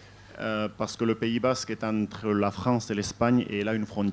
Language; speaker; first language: French; non-native, fluent; Basque